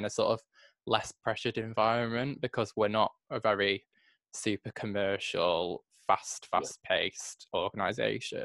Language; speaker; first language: English; native; English